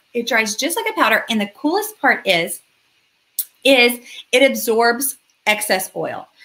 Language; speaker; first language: English; native; English